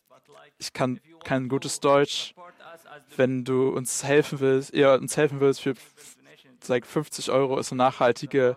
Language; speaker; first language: German; non-native, learner; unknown